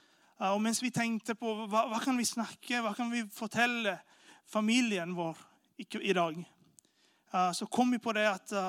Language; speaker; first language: Norwegian; non-native, fluent; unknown